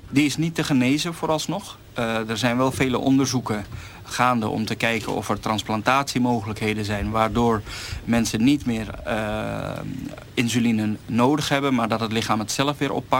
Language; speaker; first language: Dutch; native; Dutch